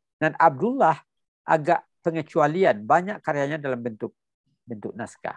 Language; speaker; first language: Indonesian; non-native, local second language; Minangkabau